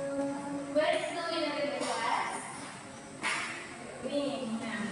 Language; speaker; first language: English; non-native, learner; Indonesian